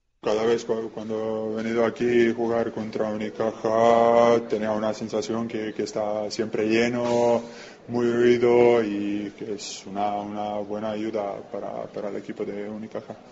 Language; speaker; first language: Spanish; non-native, learner; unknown